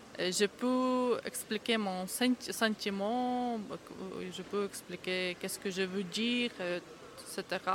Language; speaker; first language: French; non-native, learner; Ukrainian